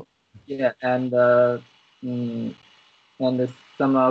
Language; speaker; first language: English; non-native, learner; Chinese